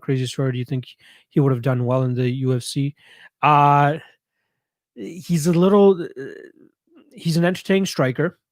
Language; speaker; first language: English; native; English